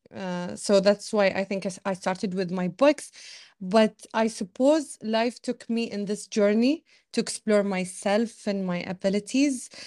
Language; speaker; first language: English; non-native, fluent; Arabic